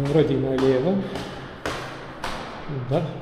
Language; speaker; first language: Russian; non-native, learner; Estonian